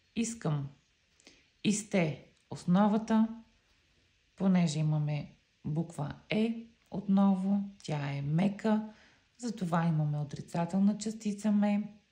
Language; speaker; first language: Bulgarian; non-native, local second language; Turkish